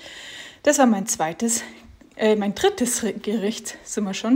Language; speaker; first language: German; native; German